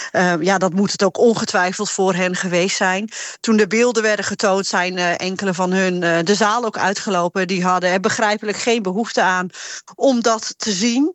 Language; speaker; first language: Dutch; native; Dutch